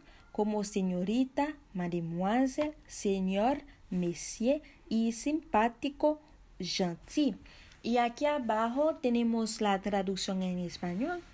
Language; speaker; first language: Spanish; non-native, fluent; Haitian Creole